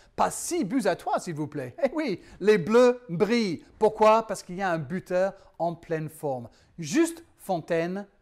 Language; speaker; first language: French; non-native, fluent; English